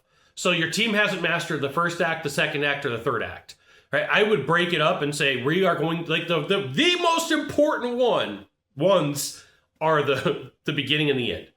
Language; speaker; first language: English; native; English